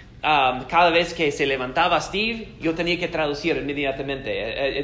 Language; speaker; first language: Spanish; non-native, fluent; English